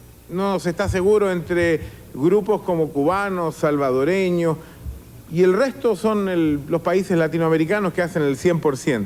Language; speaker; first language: Spanish; native; Spanish